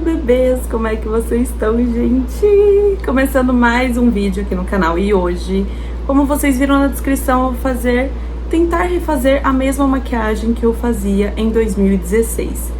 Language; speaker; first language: Portuguese; native; Portuguese